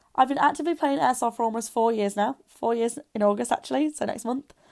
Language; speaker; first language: English; native; English